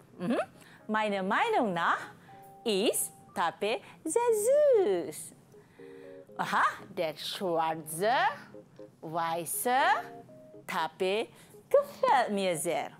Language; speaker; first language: German; non-native, fluent; Malay